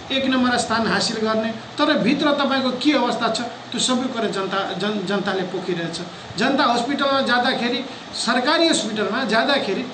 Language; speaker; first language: Nepali; non-native, local second language; Maithili